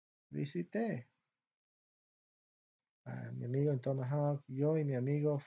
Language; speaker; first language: Spanish; non-native, fluent; English